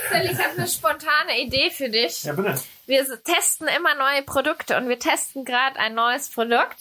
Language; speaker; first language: German; non-native, fluent; Spanish